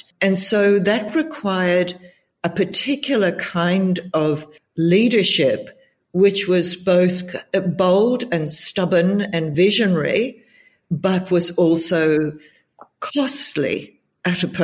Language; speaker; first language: English; native; English